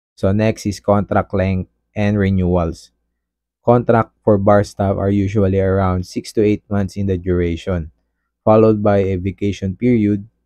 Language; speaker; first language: English; non-native, local second language; Filipino